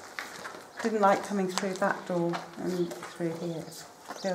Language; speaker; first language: English; native; English